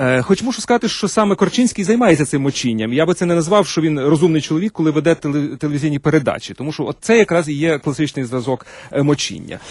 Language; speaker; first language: Ukrainian; native; Ukrainian